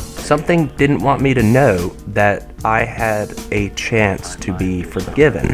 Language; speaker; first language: English; native; English